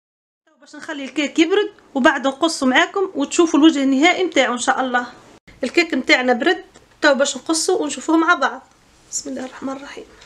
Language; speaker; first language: Arabic; native; Arabic